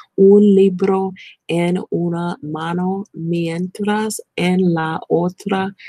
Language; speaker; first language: Spanish; non-native, learner; English